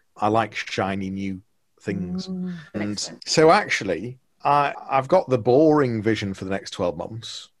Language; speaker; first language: English; native; English